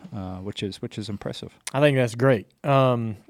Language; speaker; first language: English; native; English